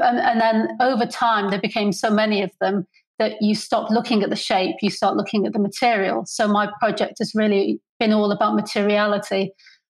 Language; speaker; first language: English; native; English